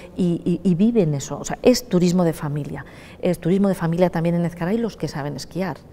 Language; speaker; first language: Spanish; native; Spanish